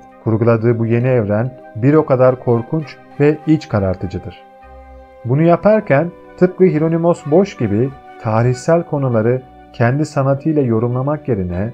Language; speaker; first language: Turkish; native; Turkish